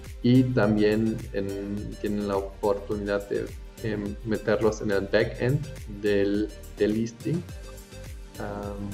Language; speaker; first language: Spanish; non-native, fluent; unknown